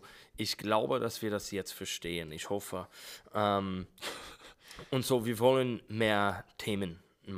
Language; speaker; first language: German; non-native, fluent; English